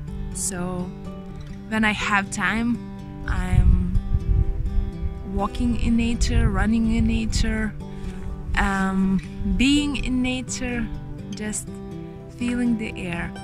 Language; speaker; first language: English; non-native, learner; Lithuanian